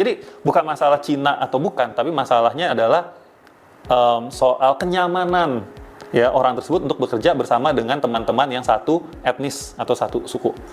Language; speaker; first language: Indonesian; native; Indonesian